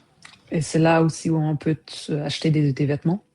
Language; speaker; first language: French; non-native, fluent; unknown